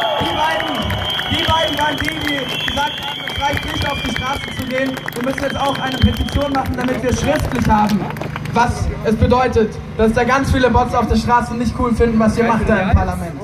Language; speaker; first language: German; native; German